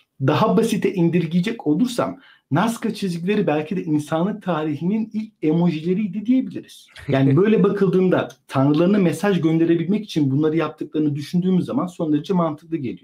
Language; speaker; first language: Turkish; native; Turkish